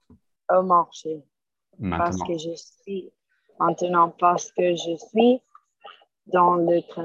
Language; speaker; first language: French; non-native, learner; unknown